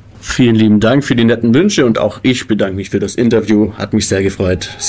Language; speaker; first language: German; native; German